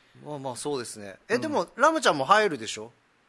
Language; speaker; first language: Japanese; native; Japanese